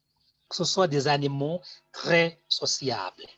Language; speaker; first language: French; non-native, fluent; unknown